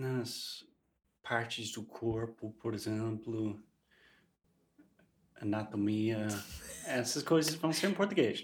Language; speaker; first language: Portuguese; non-native, fluent; English